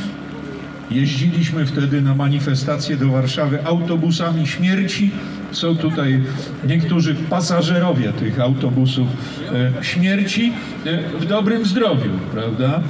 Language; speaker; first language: Polish; native; Polish